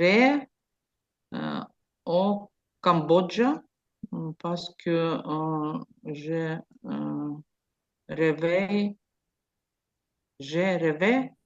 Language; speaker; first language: French; non-native, learner; Ukrainian